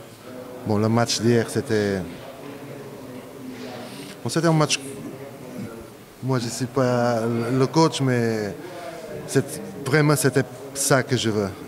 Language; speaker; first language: French; non-native, fluent; Portuguese